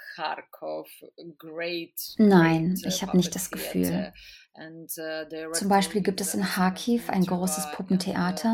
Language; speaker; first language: German; non-native, fluent; Ukrainian